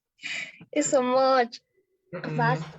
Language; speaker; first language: English; non-native, learner; Spanish